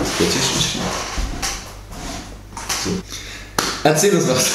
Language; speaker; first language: German; native; German